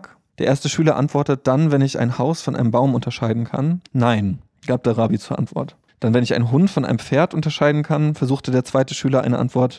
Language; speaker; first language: German; native; German